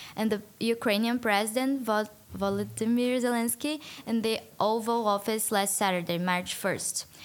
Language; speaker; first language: English; non-native, fluent; Portuguese